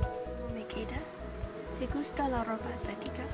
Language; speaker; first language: Spanish; non-native, learner; English